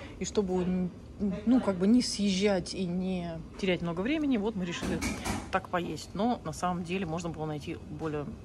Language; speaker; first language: Russian; native; Russian